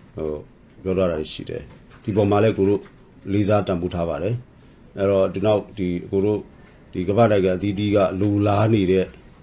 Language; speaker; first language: Burmese; non-native, local second language; S'gaw Karen